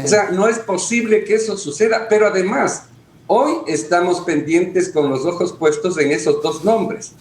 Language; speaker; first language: Spanish; native; Spanish